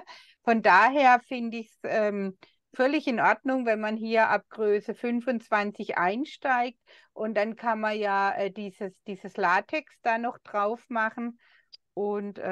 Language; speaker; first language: German; native; German